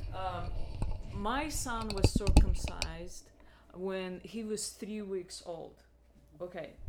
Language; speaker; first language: English; non-native, fluent; Russian